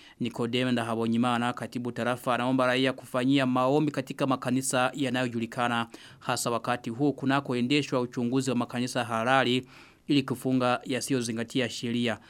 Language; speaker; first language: Swahili; non-native, local second language; Rundi